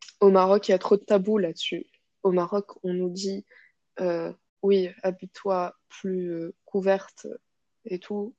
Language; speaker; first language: French; non-native, local second language; Arabic